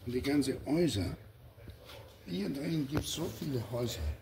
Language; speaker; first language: German; non-native, learner; Italian